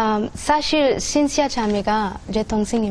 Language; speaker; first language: Korean; non-native, learner; Urdu